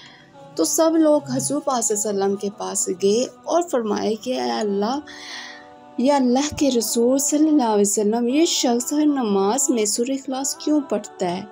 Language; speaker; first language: Urdu; native; Urdu